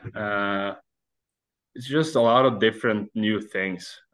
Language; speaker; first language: English; non-native, fluent; Swedish